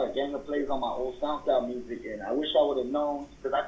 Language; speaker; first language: English; early bilingual, other home language; Spanish